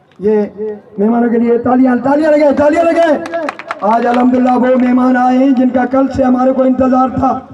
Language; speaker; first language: Urdu; non-native, local second language; Sindhi